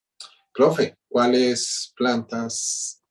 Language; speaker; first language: Spanish; native; Spanish